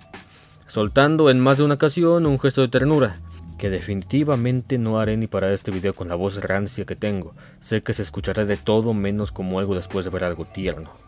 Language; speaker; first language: Spanish; native; Spanish